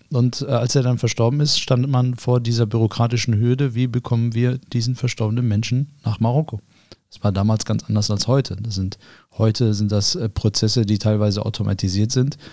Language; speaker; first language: German; early bilingual, other home language; Arabic